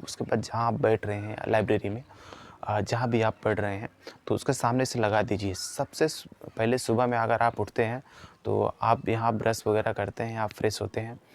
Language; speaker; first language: Hindi; native; Hindi